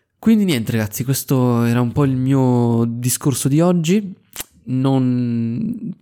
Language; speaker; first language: Italian; native; Italian